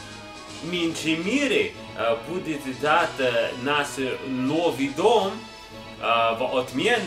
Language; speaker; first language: Russian; non-native, learner; English